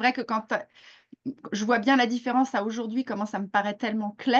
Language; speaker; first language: French; native; French